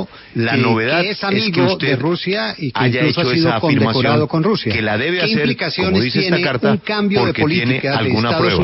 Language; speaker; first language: Spanish; native; Spanish